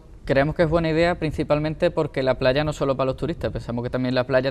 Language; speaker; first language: Spanish; native; Spanish